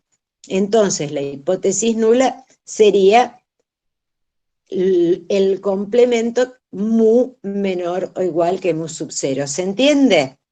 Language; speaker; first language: Spanish; native; Spanish